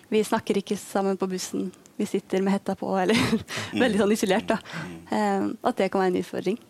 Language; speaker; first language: Norwegian; native; Norwegian